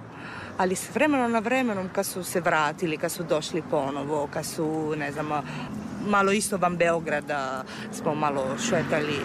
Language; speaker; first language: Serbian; non-native, fluent; Italian